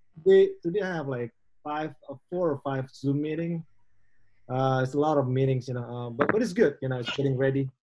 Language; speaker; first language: English; non-native, learner; Indonesian